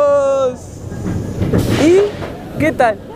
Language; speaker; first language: Spanish; native; Spanish